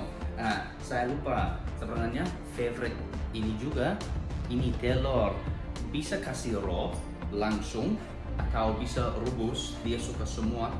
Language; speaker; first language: Indonesian; non-native, learner; English